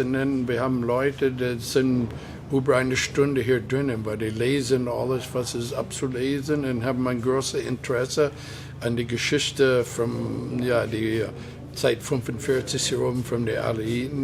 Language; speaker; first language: German; non-native, fluent; English